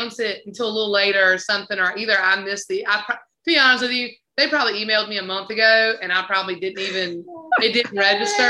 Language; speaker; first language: English; native; English